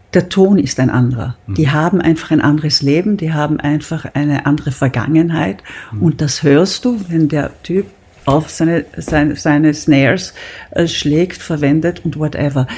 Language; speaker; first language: German; native; German